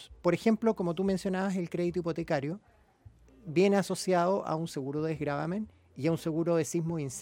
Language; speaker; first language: Spanish; native; Spanish